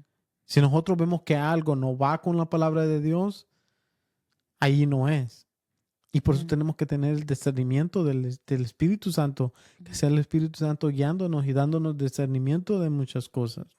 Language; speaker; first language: Spanish; early bilingual, heritage; Spanish